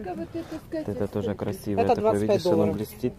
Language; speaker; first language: Russian; native; Russian